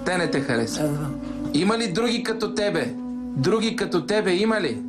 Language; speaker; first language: Bulgarian; native; Bulgarian